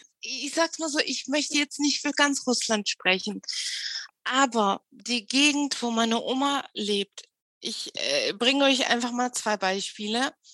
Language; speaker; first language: German; early bilingual, other home language; Russian